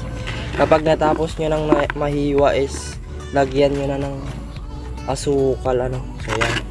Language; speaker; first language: Filipino; native; Filipino